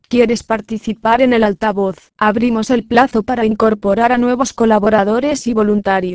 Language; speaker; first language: Spanish; native; Spanish